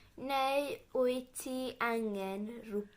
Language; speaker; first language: Welsh; non-native, learner; English